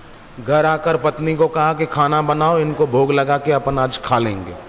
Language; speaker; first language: Hindi; native; Hindi